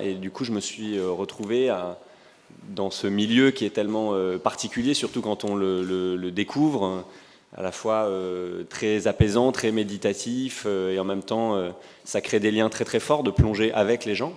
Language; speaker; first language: French; native; French